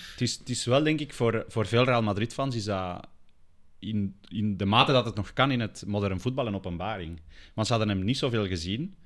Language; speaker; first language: Dutch; early bilingual, other home language; Spanish